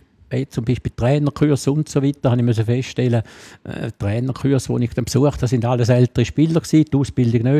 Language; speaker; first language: German; native; German